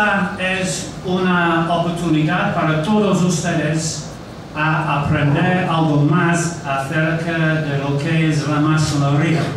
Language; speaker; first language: Spanish; non-native, fluent; English